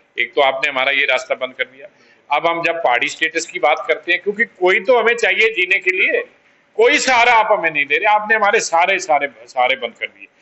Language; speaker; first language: Hindi; non-native, local second language; Pahari-Potwari